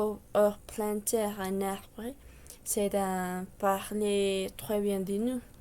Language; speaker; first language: French; non-native, learner; Spanish